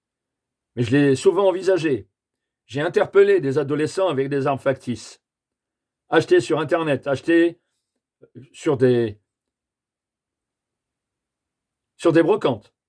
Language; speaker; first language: French; native; French